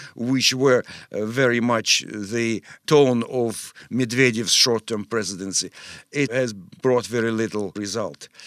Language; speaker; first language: English; non-native, fluent; Russian